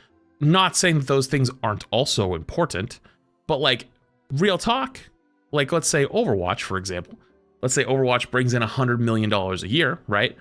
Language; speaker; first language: English; native; English